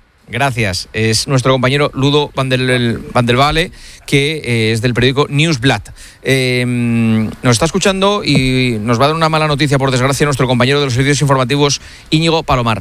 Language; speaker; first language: Spanish; native; Spanish